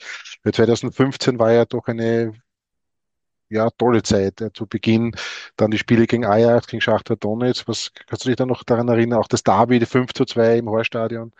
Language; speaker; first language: German; native; German